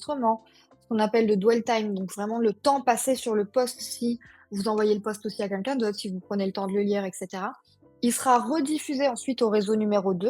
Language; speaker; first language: French; native; French